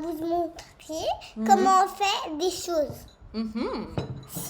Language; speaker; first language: French; early bilingual, other home language; English